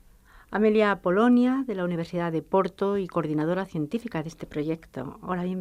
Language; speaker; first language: Spanish; native; Spanish